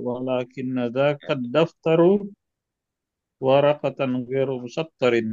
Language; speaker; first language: Arabic; non-native, learner; Indonesian